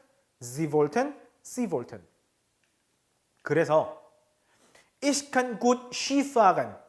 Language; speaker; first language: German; non-native, fluent; Korean